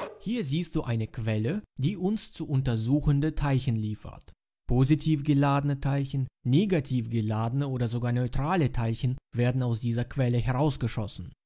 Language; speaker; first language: German; native; German